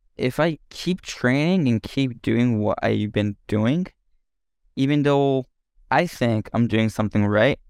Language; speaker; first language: English; non-native, fluent; Japanese